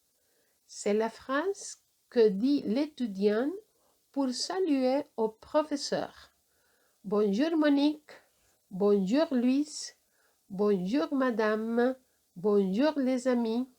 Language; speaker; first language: French; non-native, fluent; Spanish